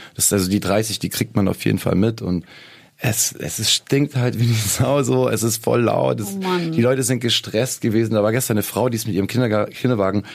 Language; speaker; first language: German; native; German